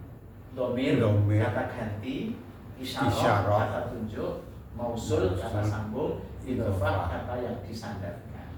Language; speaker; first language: Indonesian; native; Indonesian